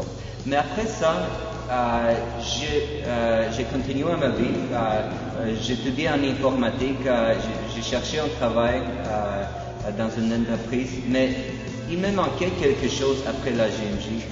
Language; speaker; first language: French; non-native, fluent; Polish